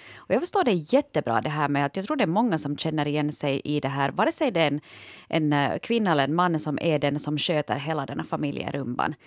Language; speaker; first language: Swedish; native; Swedish